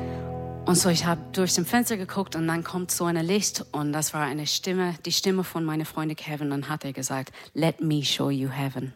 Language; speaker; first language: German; non-native, learner; English